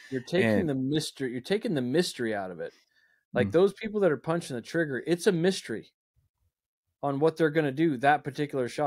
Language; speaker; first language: English; native; English